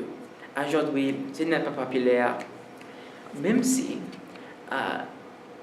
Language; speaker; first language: French; non-native, learner; English